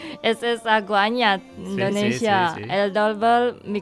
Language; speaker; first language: Catalan; non-native, learner; Indonesian